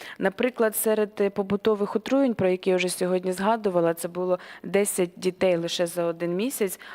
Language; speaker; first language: Ukrainian; native; Ukrainian